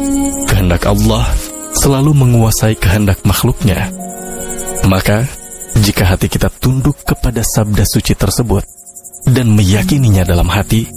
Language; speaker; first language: Indonesian; native; Indonesian